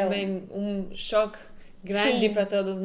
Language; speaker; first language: Portuguese; non-native, fluent; Hebrew